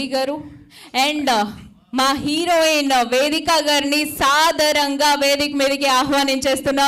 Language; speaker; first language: Telugu; native; Telugu